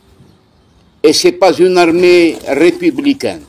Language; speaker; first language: French; non-native, local second language; Kabyle